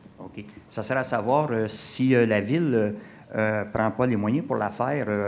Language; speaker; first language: French; native; French